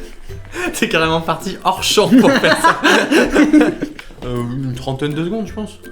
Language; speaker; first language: French; native; French